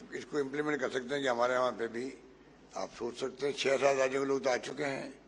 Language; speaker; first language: Hindi; native; Hindi